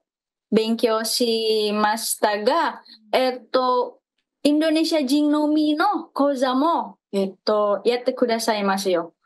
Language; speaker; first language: Japanese; non-native, fluent; Indonesian